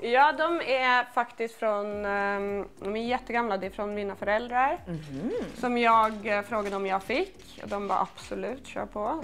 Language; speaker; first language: Swedish; non-native, fluent; English